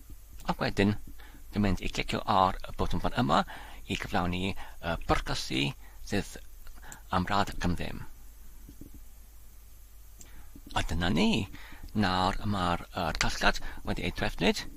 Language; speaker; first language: Welsh; non-native, learner; English